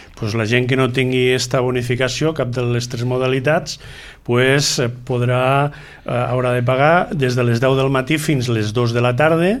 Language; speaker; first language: Catalan; native; Catalan